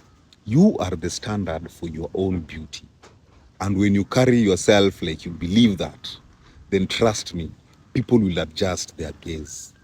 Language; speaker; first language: English; non-native, local second language; Swahili